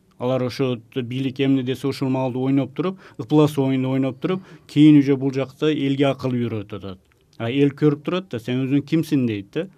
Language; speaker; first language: Kyrgyz; non-native, local second language; Uzbek